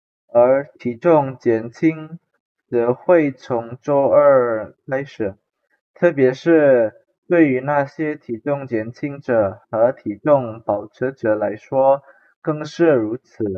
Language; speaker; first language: Chinese; non-native, fluent; Indonesian